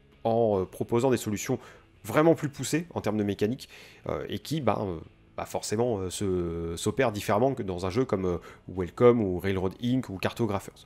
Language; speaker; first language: French; native; French